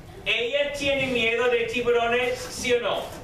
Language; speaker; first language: Spanish; non-native, fluent; English